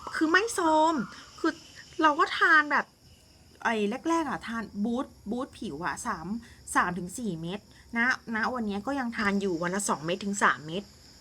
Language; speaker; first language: Thai; native; Thai